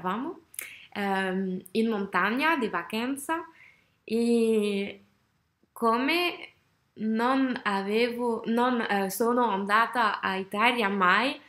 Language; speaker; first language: Italian; non-native, learner; French